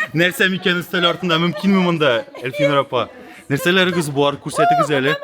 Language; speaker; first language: Tatar; native; Tatar